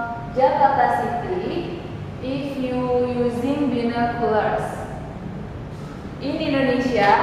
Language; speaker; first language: English; non-native, learner; Indonesian